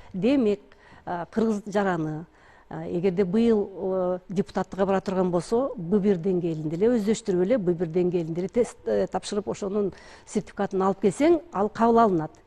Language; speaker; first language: Kyrgyz; native; Kyrgyz